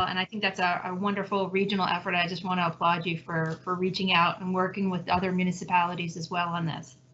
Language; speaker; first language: English; native; English